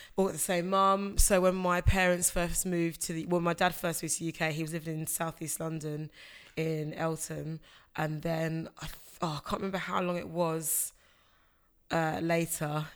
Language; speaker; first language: English; early bilingual, other home language; Akan